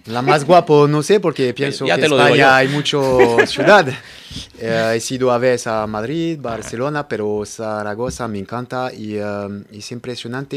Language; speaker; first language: Spanish; non-native, learner; French